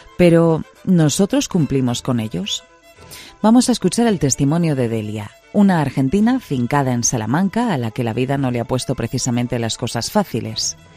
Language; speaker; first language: Spanish; native; Spanish